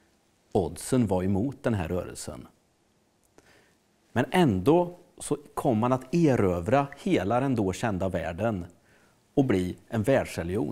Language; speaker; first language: Swedish; native; Swedish